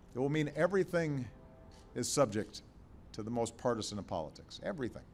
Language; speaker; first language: English; native; English